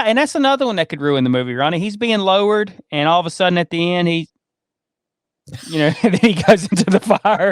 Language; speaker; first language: English; native; English